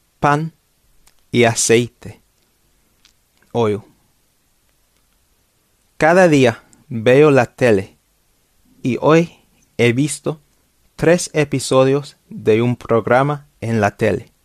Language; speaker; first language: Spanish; non-native, fluent; English